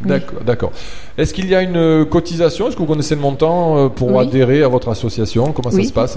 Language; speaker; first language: French; native; French